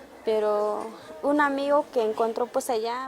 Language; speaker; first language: Spanish; non-native, local second language; Tzotzil